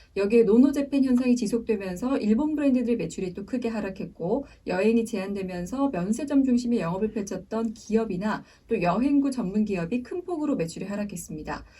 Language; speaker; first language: Korean; native; Korean